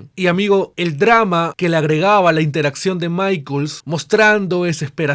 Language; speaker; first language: Spanish; native; Spanish